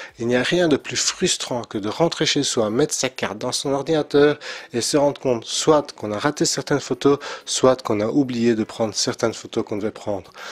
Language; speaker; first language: French; native; French